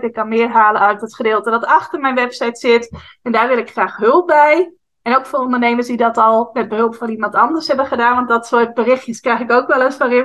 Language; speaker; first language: Dutch; native; Dutch